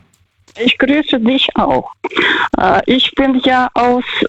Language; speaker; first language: German; non-native, fluent; Russian